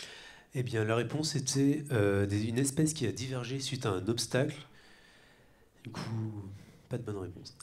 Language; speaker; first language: French; native; French